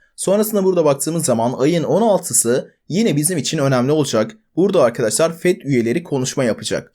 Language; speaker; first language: Turkish; native; Turkish